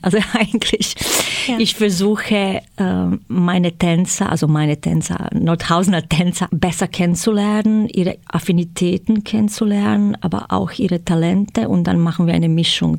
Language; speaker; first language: German; non-native, fluent; Croatian